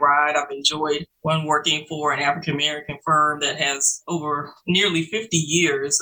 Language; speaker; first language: English; native; English